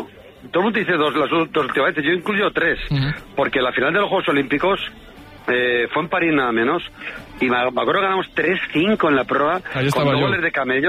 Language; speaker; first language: Spanish; native; Spanish